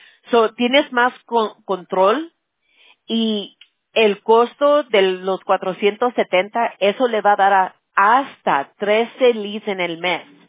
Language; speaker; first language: Spanish; early bilingual, heritage; Spanish